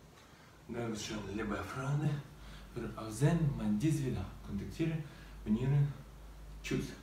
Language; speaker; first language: German; non-native, learner; Russian